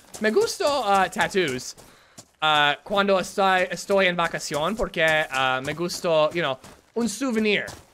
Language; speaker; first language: Spanish; non-native, learner; English